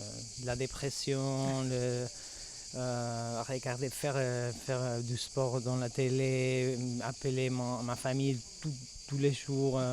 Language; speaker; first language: French; non-native, fluent; Spanish